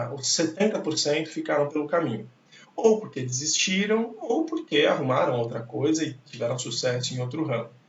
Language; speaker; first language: Portuguese; native; Portuguese